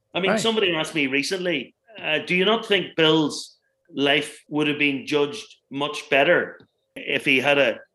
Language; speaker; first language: English; native; English